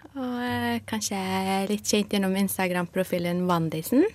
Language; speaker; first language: Norwegian; non-native, fluent; Arabic